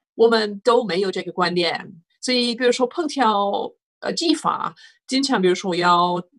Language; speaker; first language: Chinese; non-native, fluent; English